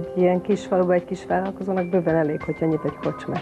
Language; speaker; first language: Hungarian; native; Hungarian